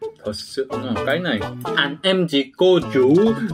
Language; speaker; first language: Vietnamese; non-native, learner; Korean